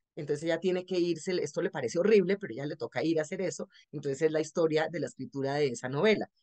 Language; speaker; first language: Spanish; native; Spanish